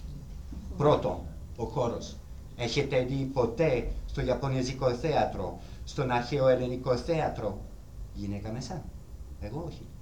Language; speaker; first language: Greek; non-native, learner; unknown